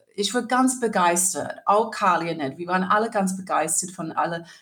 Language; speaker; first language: German; non-native, learner; English